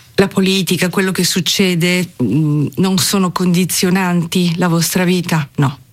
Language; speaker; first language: Italian; native; Italian